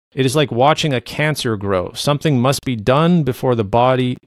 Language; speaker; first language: English; non-native, fluent; Low German